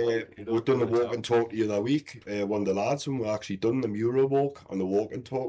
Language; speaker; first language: English; native; English